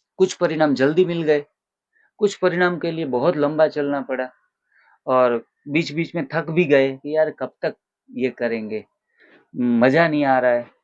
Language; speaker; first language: Hindi; non-native, local second language; Gujarati